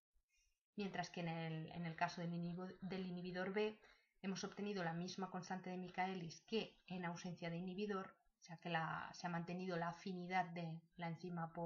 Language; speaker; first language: Spanish; native; Spanish